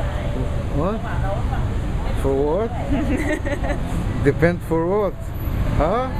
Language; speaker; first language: English; non-native, learner; Hebrew